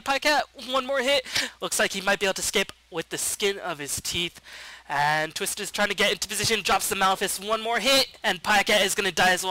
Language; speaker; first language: English; native; English